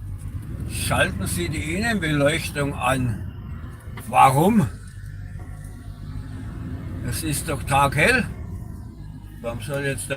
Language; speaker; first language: German; native; German